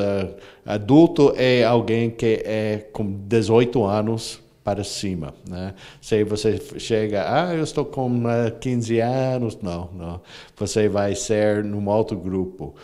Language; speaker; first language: Portuguese; non-native, fluent; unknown